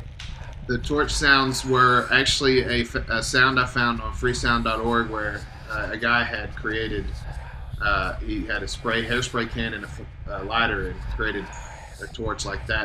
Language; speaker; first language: English; native; English